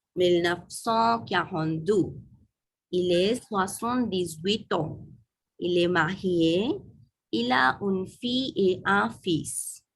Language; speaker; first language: French; non-native, learner; Bangla